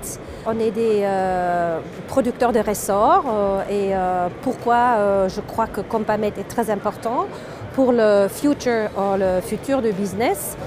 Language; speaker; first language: French; non-native, fluent; German